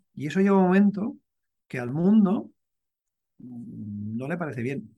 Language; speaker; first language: Spanish; native; Spanish